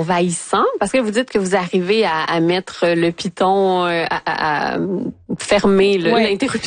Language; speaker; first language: French; native; French